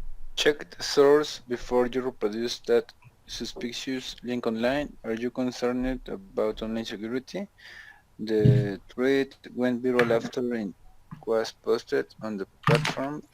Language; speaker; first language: English; non-native, learner; Spanish